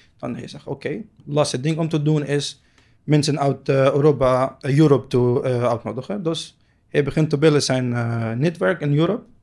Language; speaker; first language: Dutch; non-native, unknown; Arabic